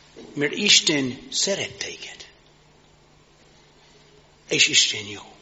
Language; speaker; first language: Hungarian; non-native, fluent; English